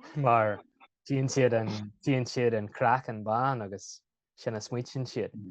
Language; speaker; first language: Irish; native; Irish